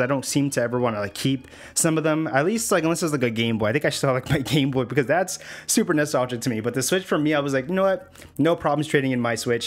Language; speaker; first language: English; native; English